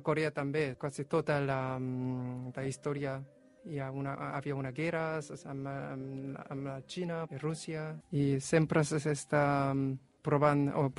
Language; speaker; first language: Catalan; non-native, learner; Korean